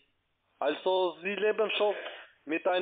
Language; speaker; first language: German; non-native, learner; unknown